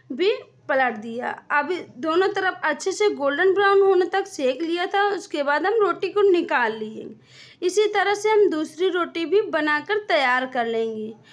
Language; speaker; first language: Hindi; native; Hindi